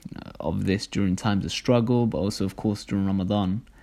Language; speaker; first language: English; native; English